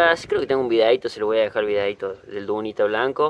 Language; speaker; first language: Spanish; native; Spanish